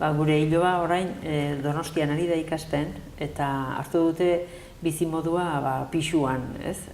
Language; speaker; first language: Basque; native; Basque